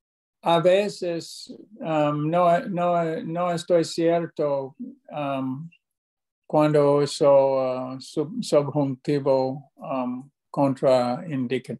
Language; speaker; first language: Spanish; non-native, learner; English